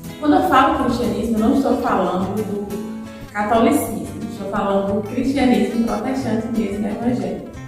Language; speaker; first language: Portuguese; native; Portuguese